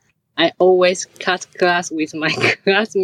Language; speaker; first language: English; non-native, learner; Chinese